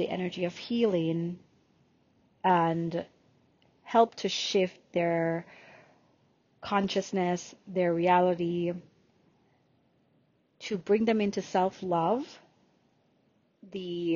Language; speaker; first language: English; non-native, local second language; Jamaican Creole English